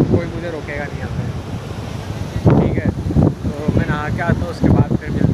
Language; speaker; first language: Hindi; native; Hindi